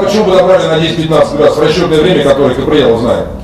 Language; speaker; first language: Russian; native; Russian